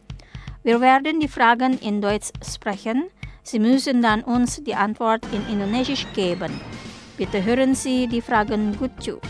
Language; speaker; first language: German; non-native, fluent; Indonesian